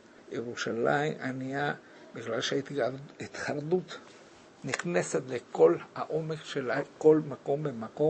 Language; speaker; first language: Hebrew; early bilingual, other home language; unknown